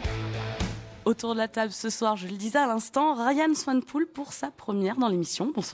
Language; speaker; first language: French; native; French